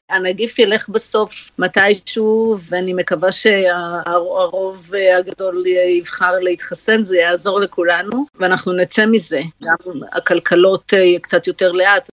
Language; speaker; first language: Hebrew; native; Hebrew